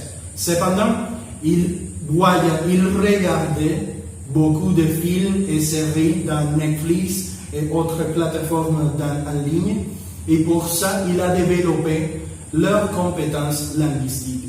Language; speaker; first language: French; non-native, learner; Spanish